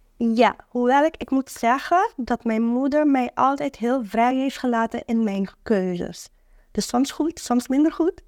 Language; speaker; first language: Dutch; non-native, local second language; Papiamento